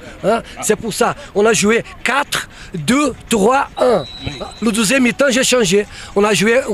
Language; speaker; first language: French; non-native, fluent; Portuguese